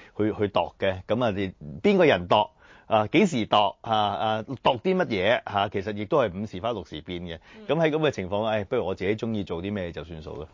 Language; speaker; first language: Cantonese; native; Cantonese